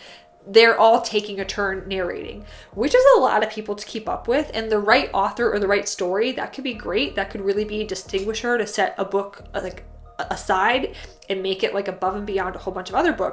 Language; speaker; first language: English; native; English